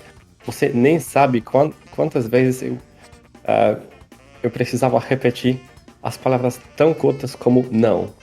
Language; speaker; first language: Portuguese; non-native, fluent; Polish